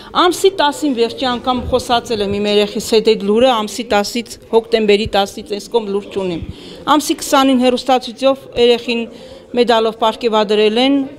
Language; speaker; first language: Armenian; native; Armenian